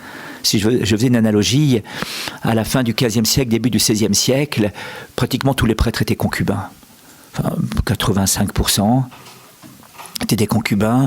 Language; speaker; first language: French; native; French